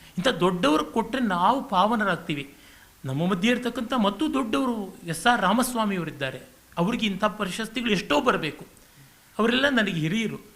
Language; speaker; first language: Kannada; native; Kannada